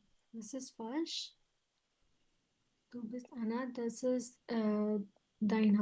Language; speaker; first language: German; non-native, learner; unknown